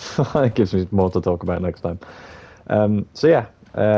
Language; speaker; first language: English; native; English